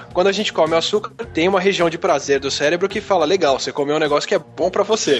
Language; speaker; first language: Portuguese; native; Portuguese